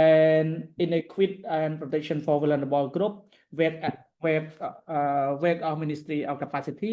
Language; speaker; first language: English; non-native, learner; Khmer